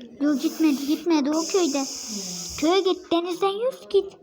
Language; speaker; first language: Turkish; native; Turkish